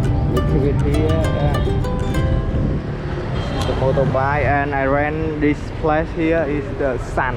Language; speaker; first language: English; non-native, learner; Khmer